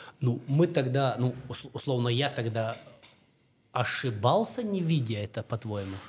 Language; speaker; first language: Russian; non-native, local second language; Latvian